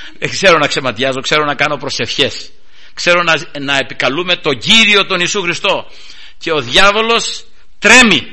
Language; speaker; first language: Greek; native; Greek